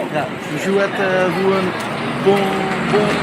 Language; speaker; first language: French; non-native, learner; Dutch